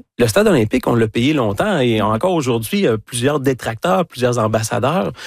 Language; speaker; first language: French; native; French